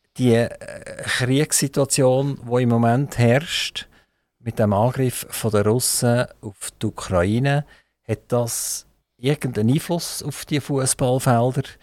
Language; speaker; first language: German; native; German